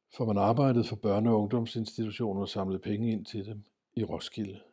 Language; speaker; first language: Danish; native; Danish